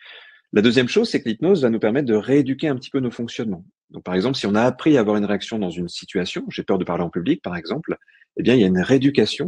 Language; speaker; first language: French; native; French